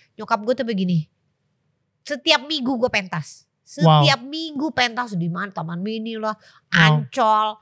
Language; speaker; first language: Indonesian; native; Indonesian